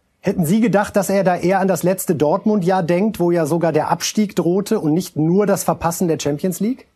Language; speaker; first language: German; native; German